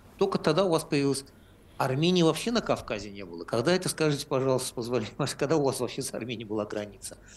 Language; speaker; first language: Russian; non-native, local second language; Azerbaijani